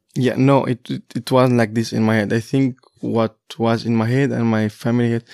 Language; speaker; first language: English; non-native, fluent; Kurdish